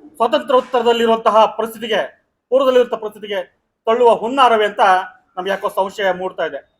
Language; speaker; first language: Kannada; non-native, local second language; Lambadi